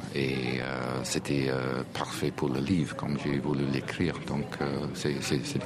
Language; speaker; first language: French; non-native, fluent; English